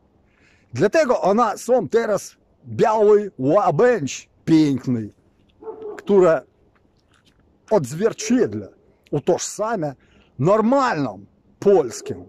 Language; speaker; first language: Polish; non-native, fluent; Ukrainian